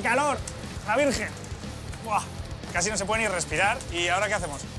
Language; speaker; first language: Spanish; native; Spanish